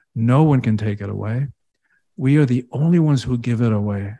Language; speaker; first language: English; early bilingual, other home language; Spanish